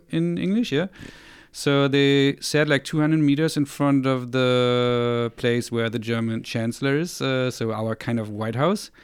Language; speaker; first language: English; non-native, fluent; German